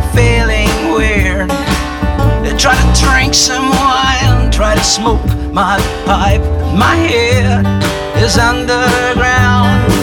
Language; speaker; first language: Italian; native; Italian